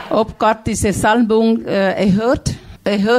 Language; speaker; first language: German; non-native, learner; Thai